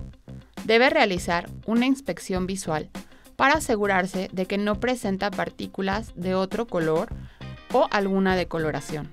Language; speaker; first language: Spanish; native; Spanish